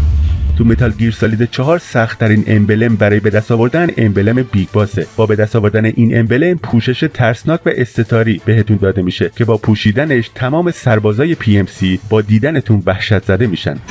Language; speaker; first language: Persian; native; Persian